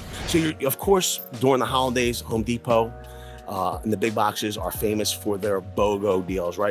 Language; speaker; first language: English; native; English